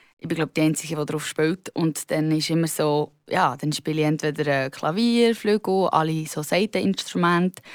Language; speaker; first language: German; native; German